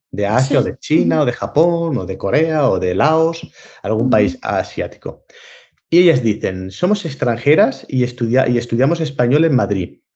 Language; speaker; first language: Spanish; native; Spanish